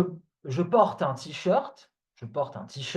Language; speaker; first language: French; non-native, fluent; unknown